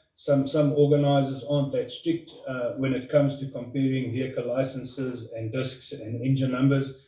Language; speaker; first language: English; non-native, local second language; Afrikaans